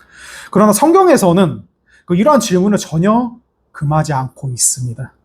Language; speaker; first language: Korean; native; Korean